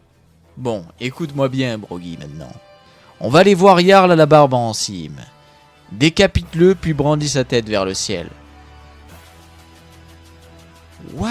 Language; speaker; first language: French; native; French